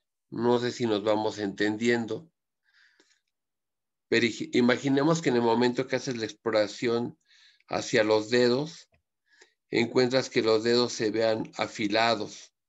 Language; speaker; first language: Spanish; native; Spanish